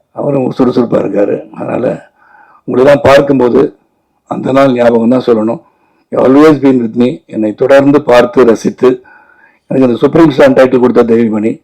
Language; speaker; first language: Tamil; native; Tamil